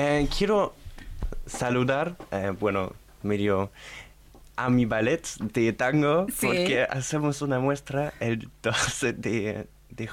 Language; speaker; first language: Spanish; non-native, learner; German